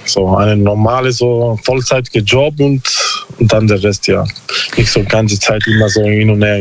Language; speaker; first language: German; non-native, learner; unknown